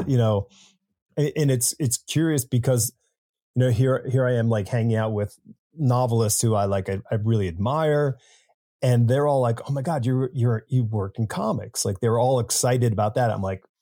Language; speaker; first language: English; native; English